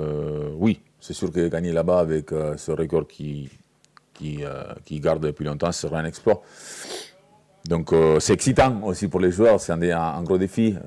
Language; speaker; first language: French; native; French